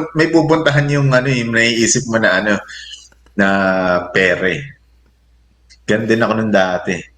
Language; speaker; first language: Filipino; native; Filipino